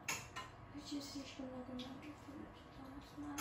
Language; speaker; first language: Russian; early bilingual, heritage; Russian